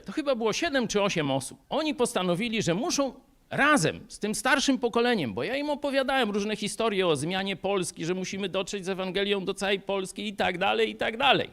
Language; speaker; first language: Polish; native; Polish